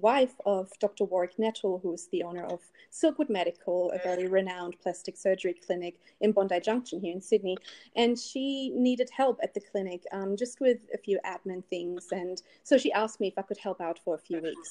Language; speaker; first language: English; non-native, fluent; German